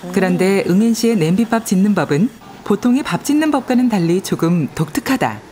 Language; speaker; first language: Korean; native; Korean